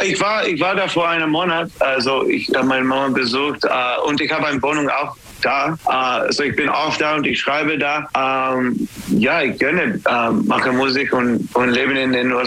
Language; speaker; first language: German; non-native, learner; English